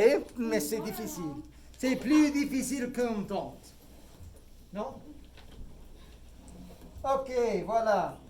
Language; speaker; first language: French; non-native, fluent; English